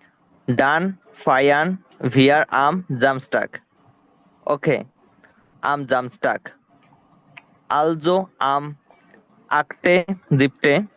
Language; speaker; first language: German; non-native, learner; Bangla